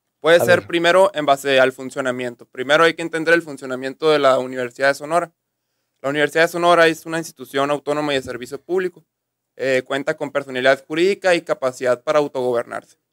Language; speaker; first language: Spanish; native; Spanish